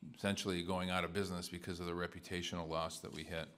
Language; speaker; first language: English; native; English